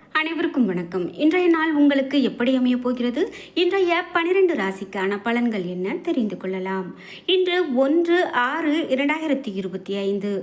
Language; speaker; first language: Tamil; native; Tamil